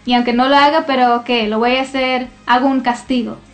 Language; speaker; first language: Spanish; early bilingual, heritage; Spanish